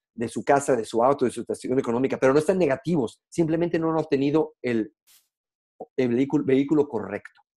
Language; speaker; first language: Spanish; native; Spanish